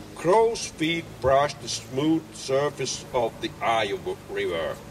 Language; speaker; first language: English; non-native, fluent; Hungarian